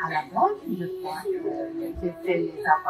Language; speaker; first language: French; non-native, learner; Spanish